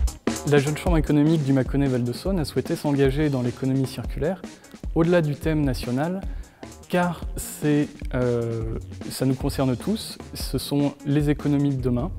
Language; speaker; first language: French; native; French